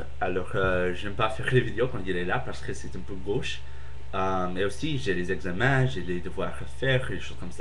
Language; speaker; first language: French; non-native, fluent; English